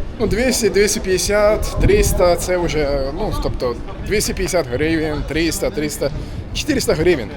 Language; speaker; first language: Ukrainian; native; Ukrainian